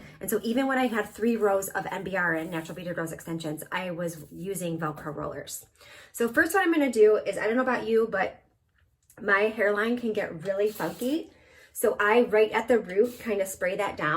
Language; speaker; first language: English; native; English